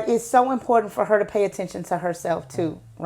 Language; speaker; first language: English; native; English